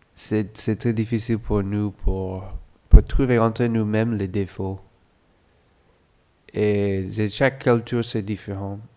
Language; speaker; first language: French; non-native, fluent; English